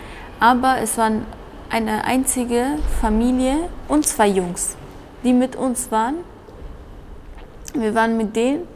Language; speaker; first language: German; early bilingual, other home language; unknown